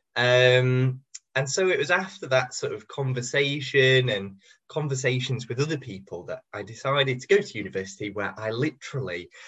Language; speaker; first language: English; native; English